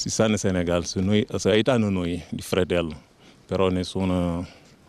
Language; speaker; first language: Italian; non-native, learner; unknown